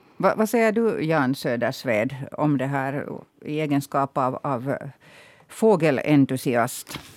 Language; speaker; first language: Swedish; native; Swedish